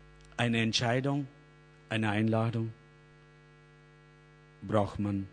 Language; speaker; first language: German; non-native, learner; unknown